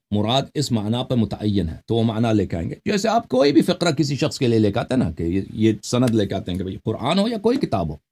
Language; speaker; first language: Urdu; non-native, local second language; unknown